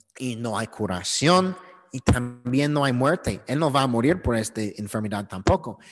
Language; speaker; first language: Spanish; non-native, learner; English